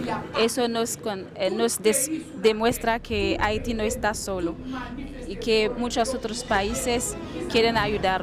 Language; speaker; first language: Spanish; non-native, fluent; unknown